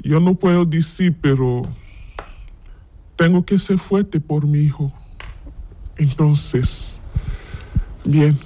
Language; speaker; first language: Spanish; non-native, learner; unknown